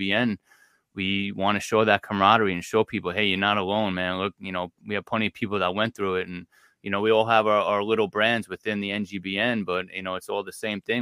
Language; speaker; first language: English; native; English